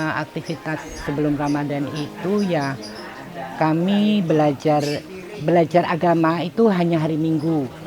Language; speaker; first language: Indonesian; native; Indonesian